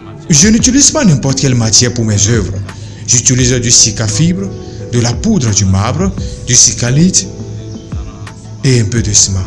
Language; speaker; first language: French; non-native, local second language; Ewe